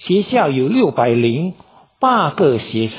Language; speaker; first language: Chinese; non-native, fluent; Indonesian